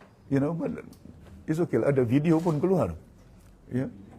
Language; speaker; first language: English; non-native, local second language; Malay